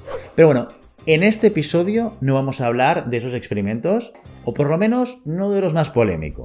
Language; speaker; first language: Spanish; native; Spanish